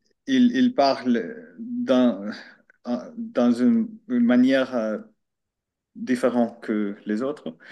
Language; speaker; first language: French; non-native, learner; Finnish